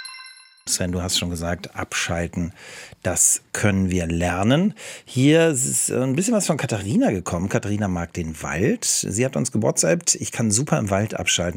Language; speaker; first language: German; native; German